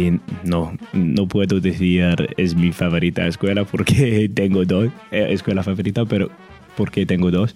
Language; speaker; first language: Spanish; non-native, learner; English